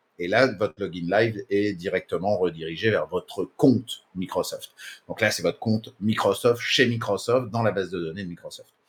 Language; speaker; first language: French; native; French